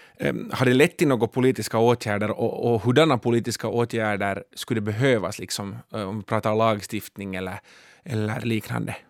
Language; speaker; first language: Swedish; native; Swedish